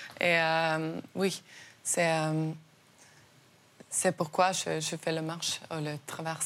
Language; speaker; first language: French; non-native, learner; Norwegian